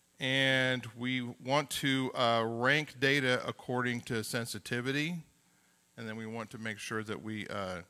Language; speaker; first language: English; native; English